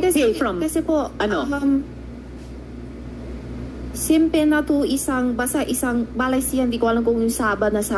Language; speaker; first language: Filipino; non-native, learner; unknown